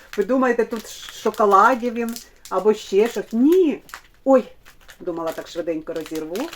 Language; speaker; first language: Ukrainian; non-native, local second language; Russian